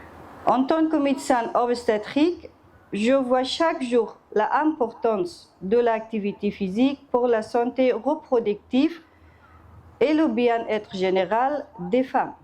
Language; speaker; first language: French; non-native, fluent; Persian